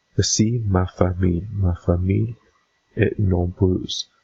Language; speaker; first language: French; non-native, learner; English